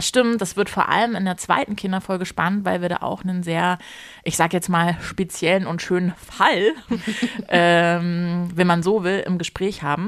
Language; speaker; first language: German; native; German